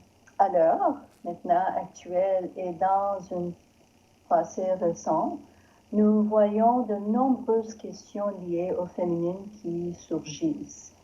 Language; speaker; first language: French; non-native, learner; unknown